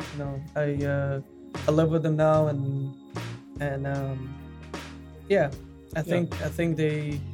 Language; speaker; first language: English; non-native, fluent; Arabic